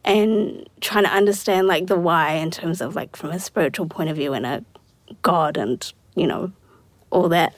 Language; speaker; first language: English; native; English